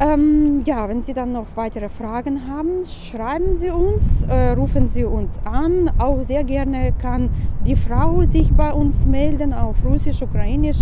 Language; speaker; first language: German; non-native, fluent; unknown